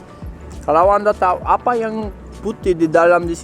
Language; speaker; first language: Indonesian; non-native, learner; Norwegian